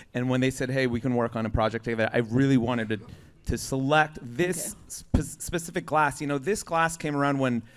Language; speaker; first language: English; native; English